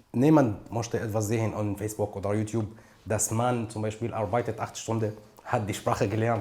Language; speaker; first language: German; non-native, learner; Arabic